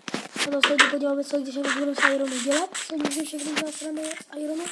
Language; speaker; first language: Czech; non-native, learner; Slovak